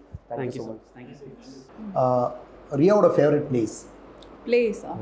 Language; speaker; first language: Tamil; native; Tamil